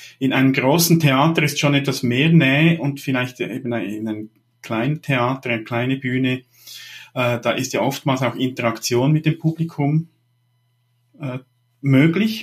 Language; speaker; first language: German; native; German